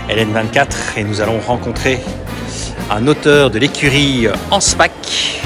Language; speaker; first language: French; native; French